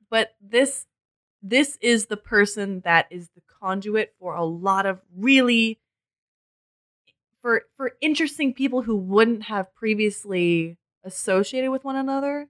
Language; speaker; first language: English; early bilingual, other home language; French